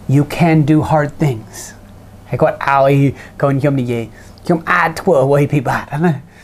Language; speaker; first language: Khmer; early bilingual, heritage; Khmer